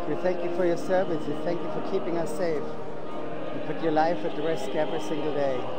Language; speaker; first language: English; non-native, fluent; German